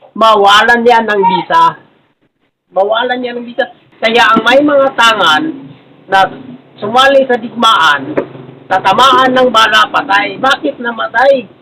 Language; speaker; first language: Filipino; non-native, local second language; Cebuano